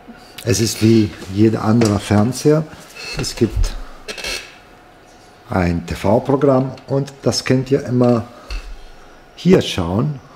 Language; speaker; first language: German; non-native, fluent; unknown